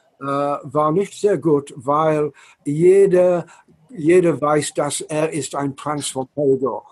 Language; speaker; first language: German; non-native, learner; English